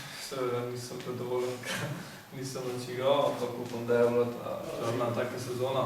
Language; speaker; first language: Slovenian; non-native, local second language; Albanian